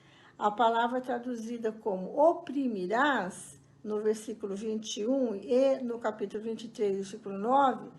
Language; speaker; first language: Portuguese; native; Portuguese